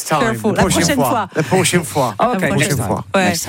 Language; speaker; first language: French; non-native, learner; English